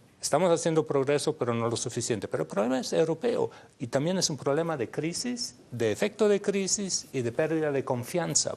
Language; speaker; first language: Spanish; non-native, fluent; German